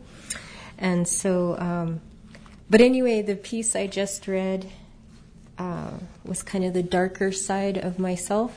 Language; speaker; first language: English; native; English